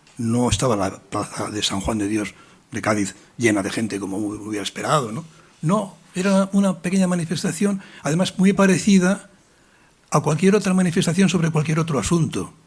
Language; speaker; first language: Spanish; native; Spanish